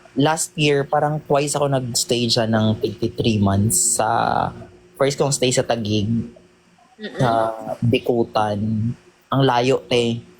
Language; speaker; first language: Filipino; non-native, local second language; Cebuano